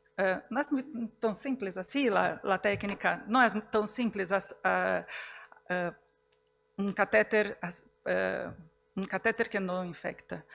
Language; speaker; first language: Spanish; non-native, fluent; Portuguese